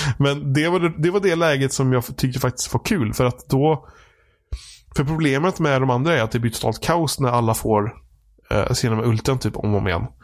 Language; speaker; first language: Swedish; native; Swedish